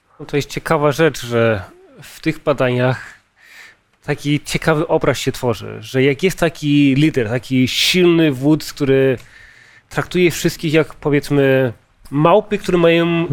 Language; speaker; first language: Polish; early bilingual, heritage; Polish